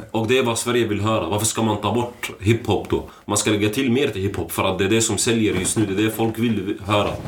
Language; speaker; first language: Swedish; early bilingual, other home language; Arabic